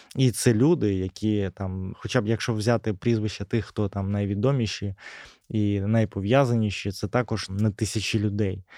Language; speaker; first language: Ukrainian; native; Ukrainian